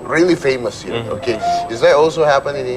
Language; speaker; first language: English; non-native, learner; Indonesian